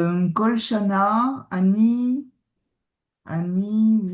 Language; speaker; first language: Hebrew; non-native, learner; French